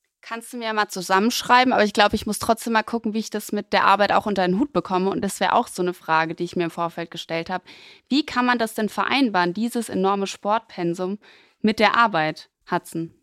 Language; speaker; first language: German; native; German